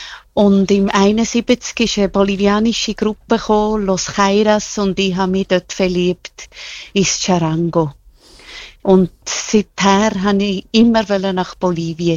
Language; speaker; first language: German; non-native, local second language; Italian